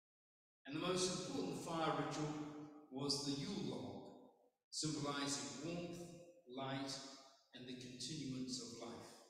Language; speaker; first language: English; native; English